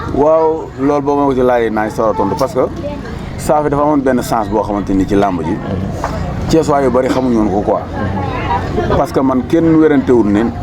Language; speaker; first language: Wolof; native; Wolof